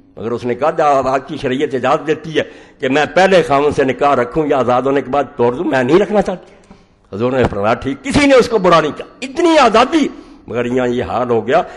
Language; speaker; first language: Urdu; native; Urdu